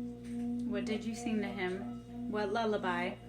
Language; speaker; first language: English; native; English